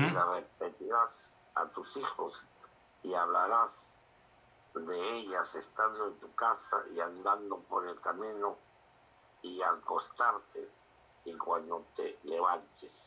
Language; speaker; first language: Spanish; native; Spanish